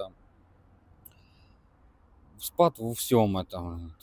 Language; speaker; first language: Ukrainian; non-native, local second language; Russian